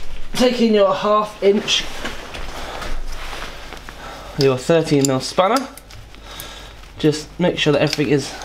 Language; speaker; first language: English; native; English